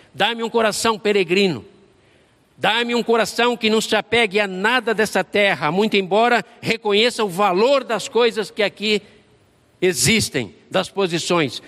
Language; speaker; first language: Portuguese; native; Portuguese